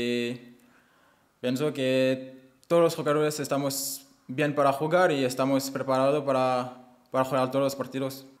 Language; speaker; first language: Spanish; non-native, fluent; French